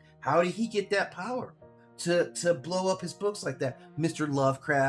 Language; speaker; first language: English; native; English